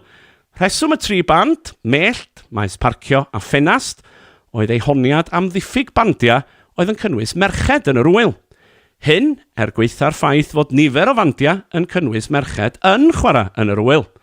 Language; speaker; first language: Welsh; native; Welsh